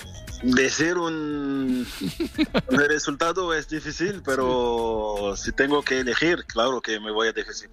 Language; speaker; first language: Spanish; non-native, fluent; French